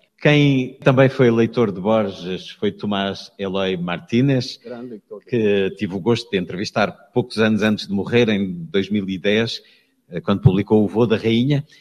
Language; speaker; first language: Portuguese; native; Portuguese